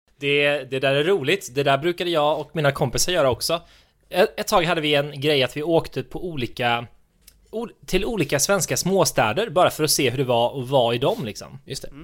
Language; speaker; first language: Swedish; native; Swedish